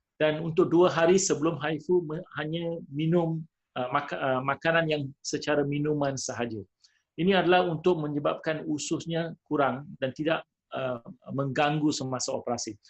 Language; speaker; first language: Malay; non-native, local second language; Tamil